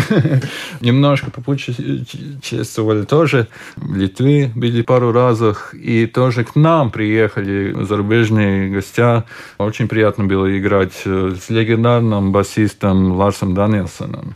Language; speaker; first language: Russian; non-native, local second language; Latvian